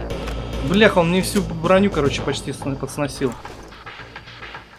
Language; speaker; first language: Russian; native; Russian